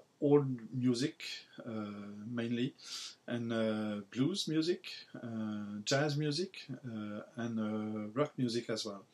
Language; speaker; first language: English; non-native, learner; French